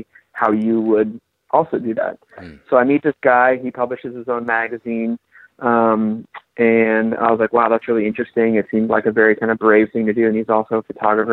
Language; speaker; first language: English; native; English